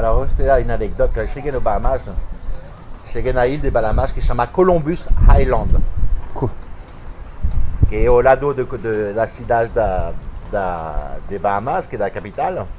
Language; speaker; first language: Portuguese; non-native, fluent; French